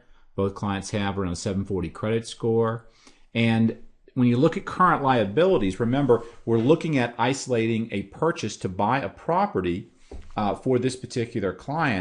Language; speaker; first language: English; native; English